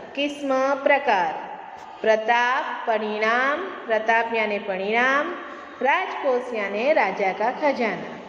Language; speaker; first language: Hindi; non-native, local second language; Gujarati